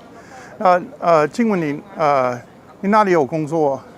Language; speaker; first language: Chinese; non-native, learner; English